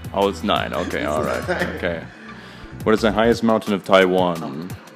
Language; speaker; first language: English; native; English